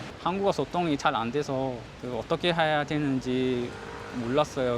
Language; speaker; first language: Korean; non-native, learner; Uzbek